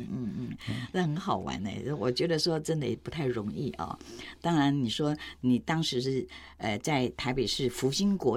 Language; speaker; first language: Chinese; native; Chinese